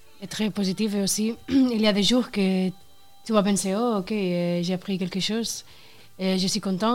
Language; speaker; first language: French; non-native, learner; Spanish